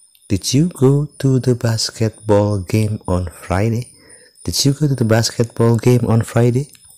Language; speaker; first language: English; non-native, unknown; Indonesian